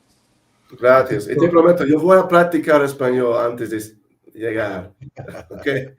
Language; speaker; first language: Spanish; non-native, learner; English